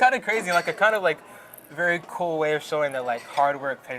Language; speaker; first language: English; native; English